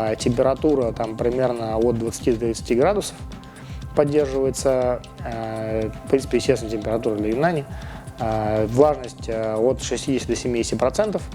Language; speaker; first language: Russian; native; Russian